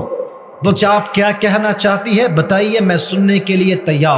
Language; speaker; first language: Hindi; non-native, fluent; Bangla